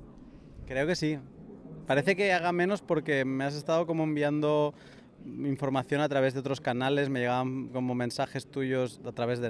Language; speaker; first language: Spanish; native; Spanish